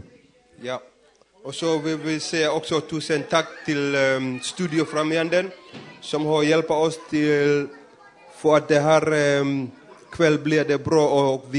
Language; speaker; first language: Swedish; non-native, fluent; Persian